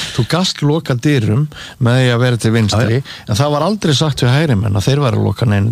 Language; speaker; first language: Icelandic; native; Icelandic